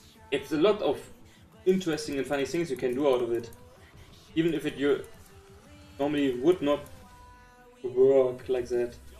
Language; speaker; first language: English; non-native, fluent; German